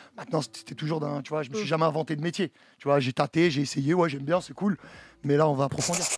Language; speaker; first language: French; early bilingual, other home language; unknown